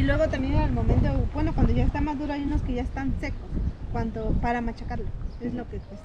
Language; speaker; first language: Spanish; native; Spanish